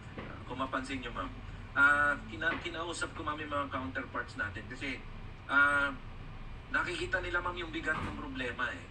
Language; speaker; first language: Filipino; native; Filipino